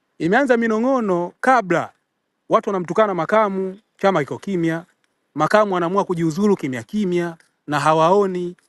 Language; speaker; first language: Swahili; native; Swahili